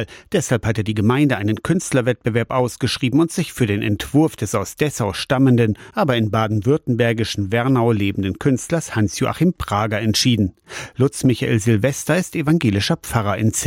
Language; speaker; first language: German; native; German